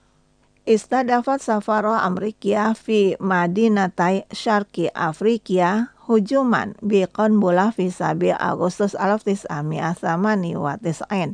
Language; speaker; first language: Arabic; non-native, fluent; Indonesian